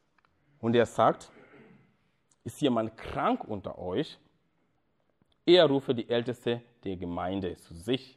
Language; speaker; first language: German; non-native, fluent; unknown